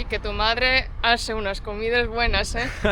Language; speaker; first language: Spanish; non-native, fluent; Portuguese